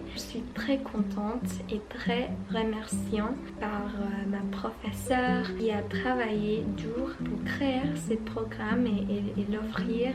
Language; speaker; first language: French; non-native, fluent; English